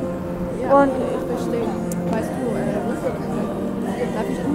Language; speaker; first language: German; non-native, learner; Arabic